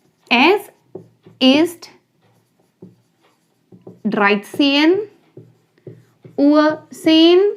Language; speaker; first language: German; non-native, fluent; Hindi